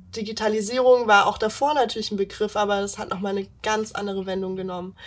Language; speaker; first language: German; native; German